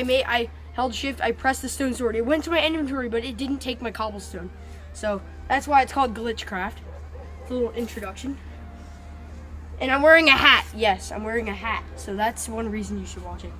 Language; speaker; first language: English; native; English